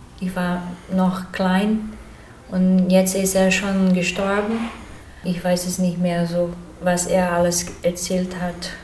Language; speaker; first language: German; early bilingual, heritage; German